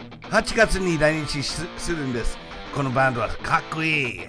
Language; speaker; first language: Japanese; non-native, fluent; English